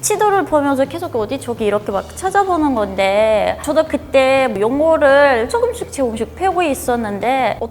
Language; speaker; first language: Korean; non-native, fluent; Turkish